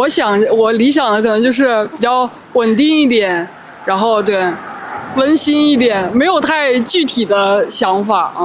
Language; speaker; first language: Chinese; native; Chinese